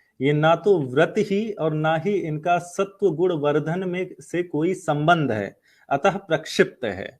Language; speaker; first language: Hindi; native; Hindi